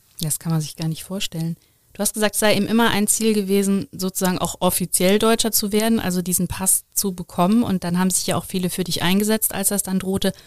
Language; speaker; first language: German; native; German